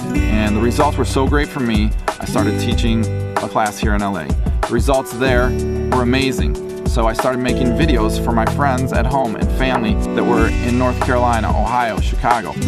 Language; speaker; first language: English; native; English